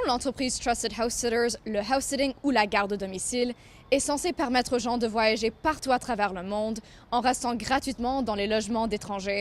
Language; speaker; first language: French; native; French